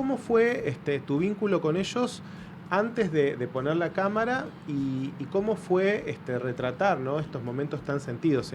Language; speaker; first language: Spanish; native; Spanish